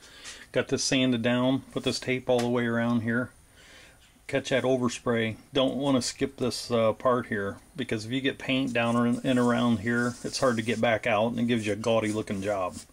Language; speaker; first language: English; native; English